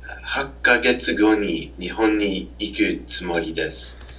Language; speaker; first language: Japanese; non-native, learner; English